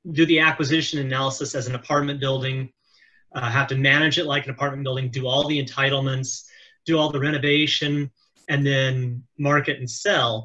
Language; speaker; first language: English; native; English